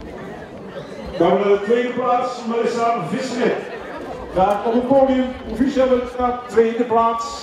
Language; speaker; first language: Dutch; native; Dutch